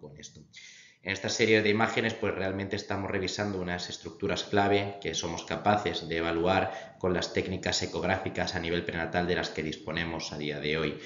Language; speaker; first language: Spanish; native; Spanish